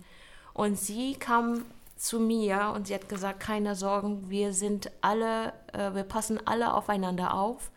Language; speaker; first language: German; non-native, fluent; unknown